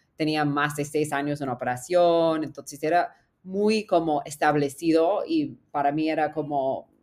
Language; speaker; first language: Spanish; non-native, fluent; English